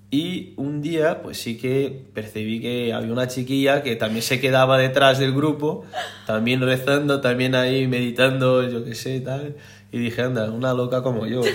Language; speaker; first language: Spanish; non-native, fluent; Portuguese